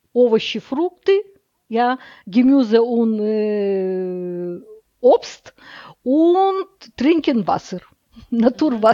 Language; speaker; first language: German; non-native, learner; Russian